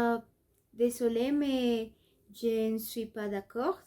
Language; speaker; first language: French; non-native, learner; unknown